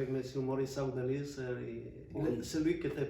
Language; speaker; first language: French; non-native, fluent; Spanish